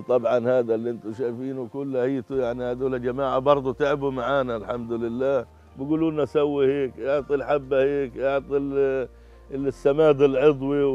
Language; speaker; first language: Arabic; native; Arabic